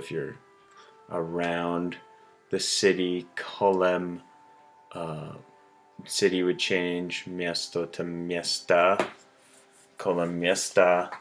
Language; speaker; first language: Czech; non-native, learner; English